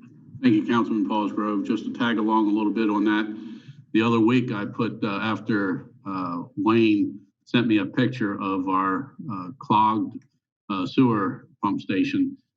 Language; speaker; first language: English; native; English